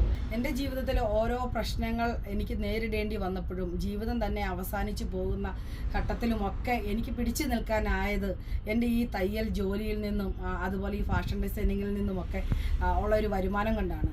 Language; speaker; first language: Malayalam; native; Malayalam